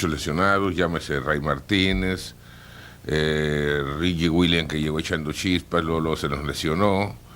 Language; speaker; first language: Spanish; native; Spanish